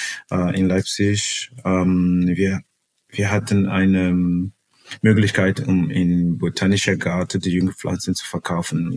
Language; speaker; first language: German; non-native, fluent; Portuguese